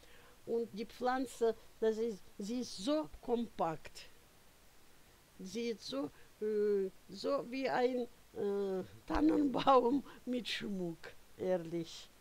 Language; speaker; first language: German; non-native, fluent; Russian